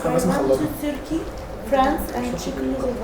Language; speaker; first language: English; non-native, learner; Arabic